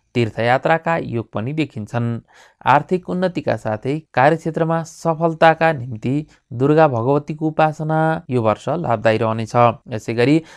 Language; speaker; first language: Nepali; native; Nepali